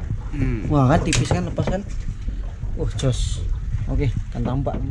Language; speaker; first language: Malay; native; Malay